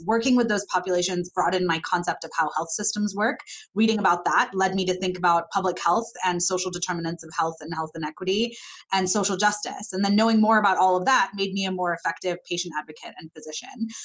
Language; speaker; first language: English; non-native, local second language; Malayalam